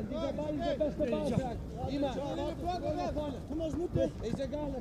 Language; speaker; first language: German; non-native, learner; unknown